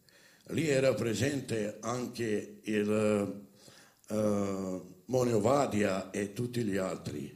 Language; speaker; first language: Italian; non-native, fluent; Romany